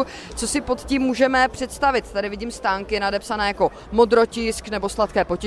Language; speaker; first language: Czech; native; Czech